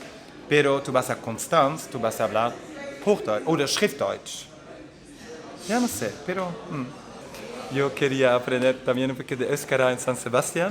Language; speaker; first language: Spanish; non-native, fluent; Dutch